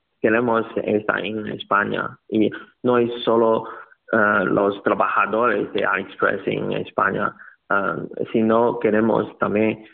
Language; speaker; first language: Spanish; non-native, learner; Chinese